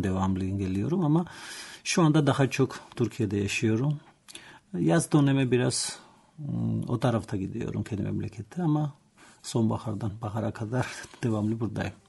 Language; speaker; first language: Turkish; non-native, learner; Georgian